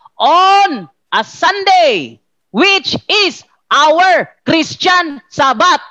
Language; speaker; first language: English; non-native, local second language; Filipino